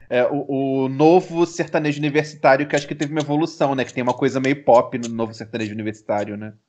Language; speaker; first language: Portuguese; native; Portuguese